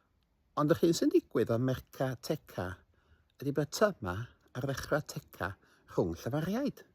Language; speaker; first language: Welsh; native; Welsh